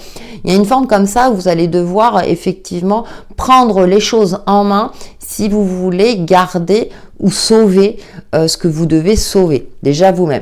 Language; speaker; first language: French; native; French